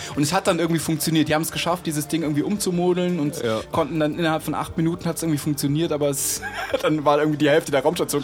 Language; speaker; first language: German; native; German